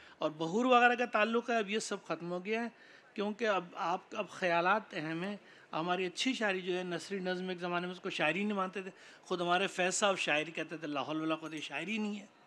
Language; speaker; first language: Urdu; native; Urdu